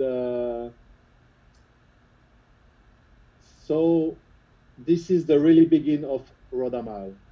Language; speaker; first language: English; non-native, fluent; French